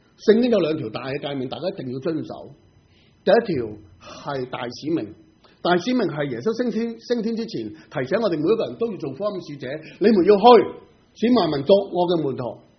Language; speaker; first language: Chinese; non-native, local second language; Cantonese